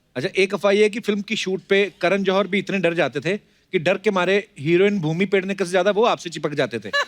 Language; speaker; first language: Hindi; non-native, local second language; Punjabi